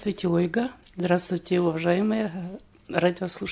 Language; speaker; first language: Russian; native; Russian